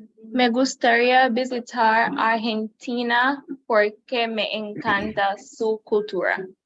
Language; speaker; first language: Spanish; non-native, learner; English